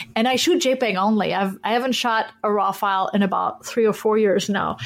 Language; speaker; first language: English; non-native, fluent; French